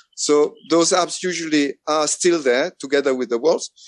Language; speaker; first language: English; non-native, fluent; French